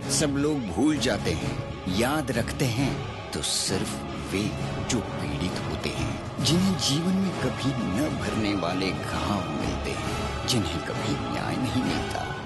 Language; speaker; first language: Hindi; non-native, local second language; Marathi